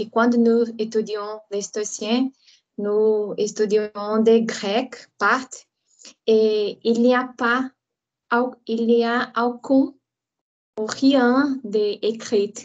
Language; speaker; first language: French; non-native, learner; Portuguese